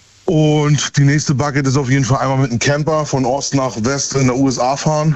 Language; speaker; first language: German; native; German